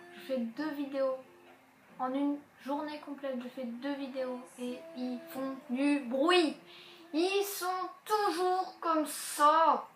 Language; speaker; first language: French; native; French